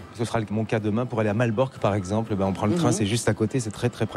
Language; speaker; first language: French; native; French